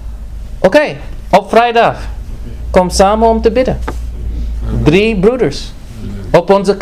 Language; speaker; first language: Dutch; non-native, fluent; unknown